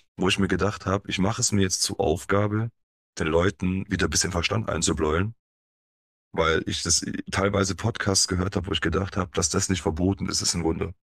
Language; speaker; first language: German; early bilingual, other home language; Polish